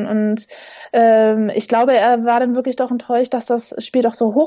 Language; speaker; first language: German; native; German